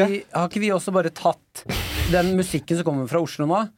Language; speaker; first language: Norwegian; early bilingual, other home language; Somali